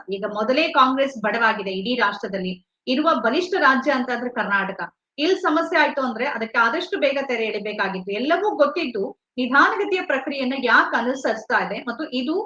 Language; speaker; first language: Kannada; native; Kannada